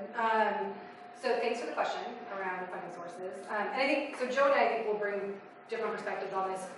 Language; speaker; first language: English; native; English